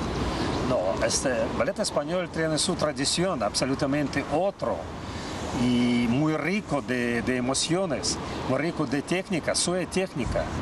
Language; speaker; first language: Spanish; non-native, learner; Russian